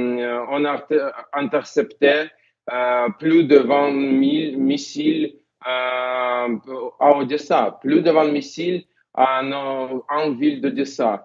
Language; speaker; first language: French; non-native, learner; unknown